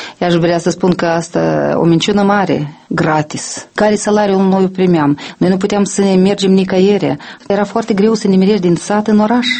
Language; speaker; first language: Romanian; non-native, local second language; Russian